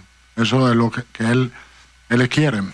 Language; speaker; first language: Spanish; non-native, fluent; Italian